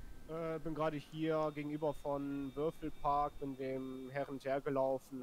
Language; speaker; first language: German; native; German